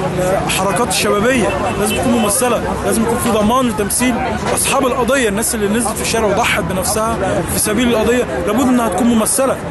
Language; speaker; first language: Arabic; native; Arabic